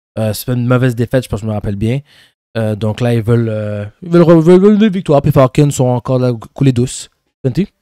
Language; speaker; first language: French; native; French